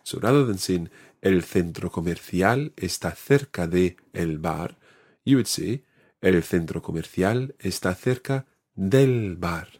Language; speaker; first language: Spanish; non-native, fluent; English